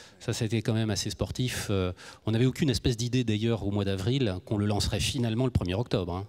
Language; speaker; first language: French; native; French